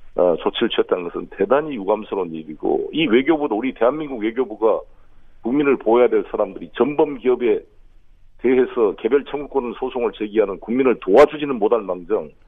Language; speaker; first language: Korean; native; Korean